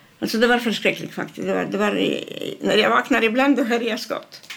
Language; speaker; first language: Swedish; non-native, fluent; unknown